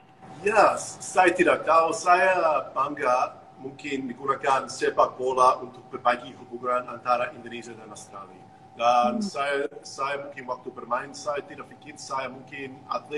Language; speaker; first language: Indonesian; non-native, fluent; English